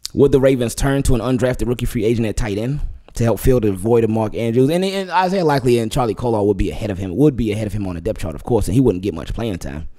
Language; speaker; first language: English; native; English